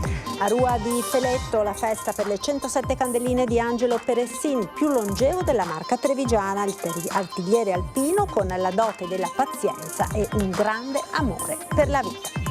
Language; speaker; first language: Italian; native; Italian